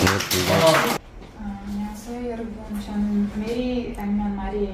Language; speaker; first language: Korean; non-native, learner; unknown